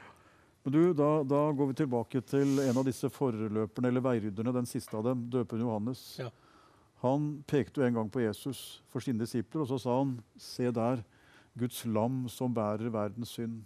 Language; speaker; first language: Norwegian; native; Norwegian